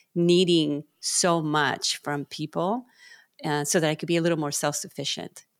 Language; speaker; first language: English; non-native, fluent; Spanish